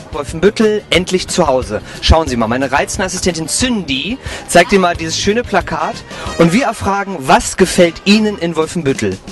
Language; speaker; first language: German; native; German